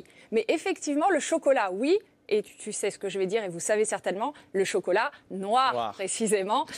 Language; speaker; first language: French; native; French